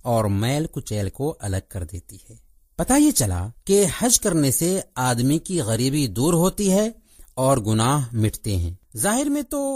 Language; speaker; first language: Urdu; native; Urdu